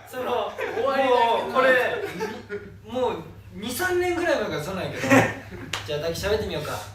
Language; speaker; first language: Japanese; native; Japanese